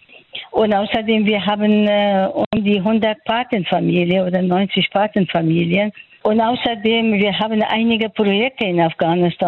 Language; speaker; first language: German; non-native, fluent; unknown